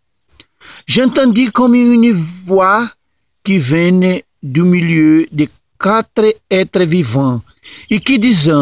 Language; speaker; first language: French; non-native, learner; Portuguese